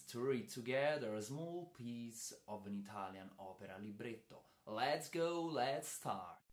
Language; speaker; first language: English; non-native, fluent; Italian